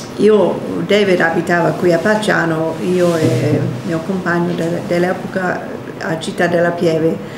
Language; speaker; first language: Italian; non-native, fluent; English